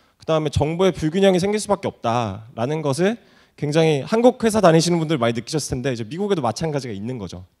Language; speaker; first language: Korean; native; Korean